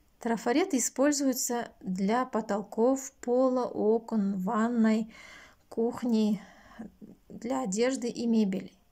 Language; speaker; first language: Russian; non-native, local second language; Kazakh